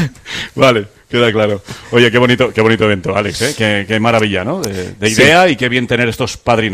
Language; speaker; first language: Spanish; native; Spanish